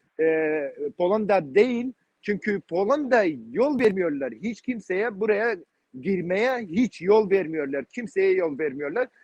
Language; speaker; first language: Turkish; non-native, learner; Kurdish